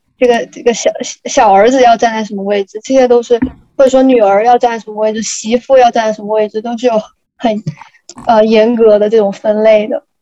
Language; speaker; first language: Chinese; native; Chinese